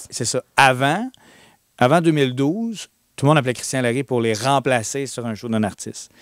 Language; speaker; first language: French; native; French